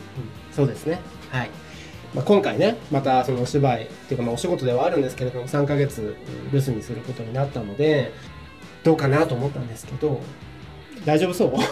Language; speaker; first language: Japanese; native; Japanese